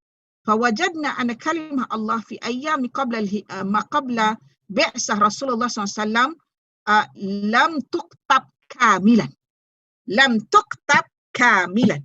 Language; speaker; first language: Arabic; non-native, fluent; Malay